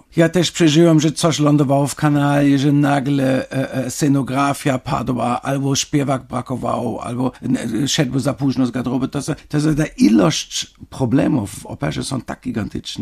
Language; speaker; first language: Polish; non-native, fluent; German